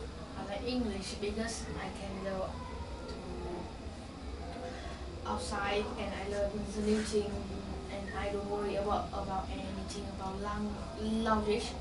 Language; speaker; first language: English; non-native, learner; Vietnamese